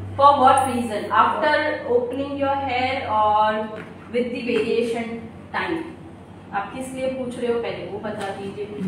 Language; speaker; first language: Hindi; non-native, local second language; Gujarati